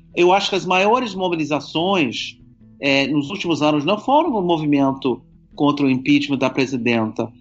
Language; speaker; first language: Portuguese; non-native, fluent; English